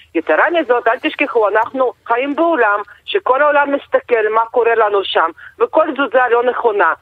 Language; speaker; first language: Hebrew; non-native, fluent; Russian